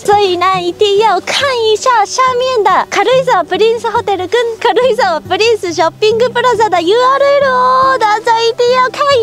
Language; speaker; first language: Chinese; non-native, fluent; Japanese